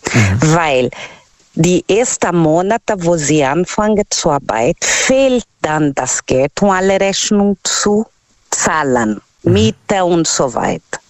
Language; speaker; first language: German; non-native, learner; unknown